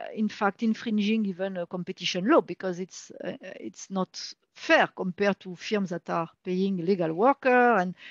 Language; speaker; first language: English; non-native, fluent; French